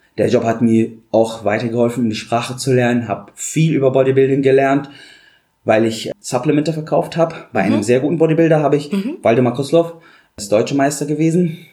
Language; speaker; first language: German; non-native, fluent; Arabic